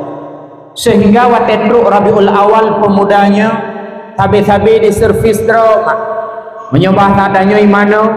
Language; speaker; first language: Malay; non-native, local second language; Achinese